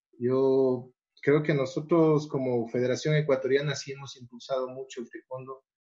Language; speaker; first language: Spanish; native; Spanish